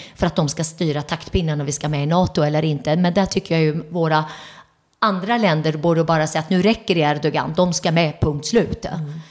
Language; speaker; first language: Swedish; early bilingual, other home language; Turoyo